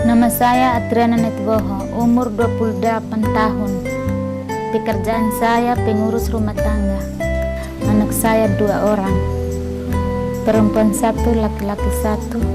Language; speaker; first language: Indonesian; non-native, local second language; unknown